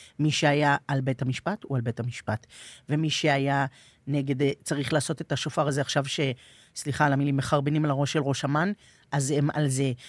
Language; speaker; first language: Hebrew; native; Hebrew